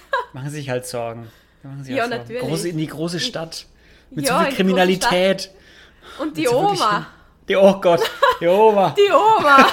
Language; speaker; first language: German; native; German